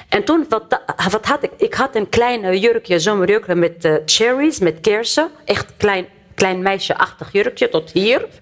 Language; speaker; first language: Dutch; non-native, fluent; Arabic